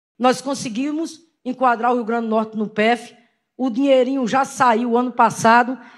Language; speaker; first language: Portuguese; native; Portuguese